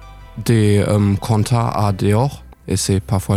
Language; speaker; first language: French; non-native, learner; German